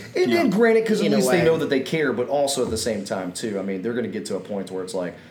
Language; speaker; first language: English; native; English